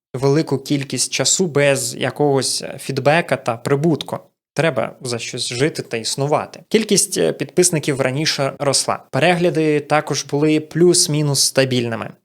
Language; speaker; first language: Ukrainian; non-native, local second language; Russian